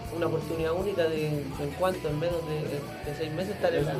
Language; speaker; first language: Spanish; native; Spanish